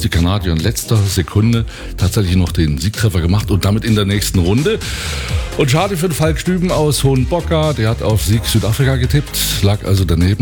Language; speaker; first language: German; native; German